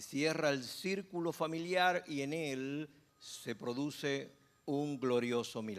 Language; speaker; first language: Spanish; native; Spanish